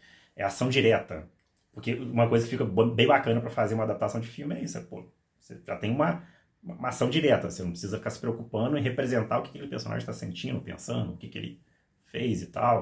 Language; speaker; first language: Portuguese; native; Portuguese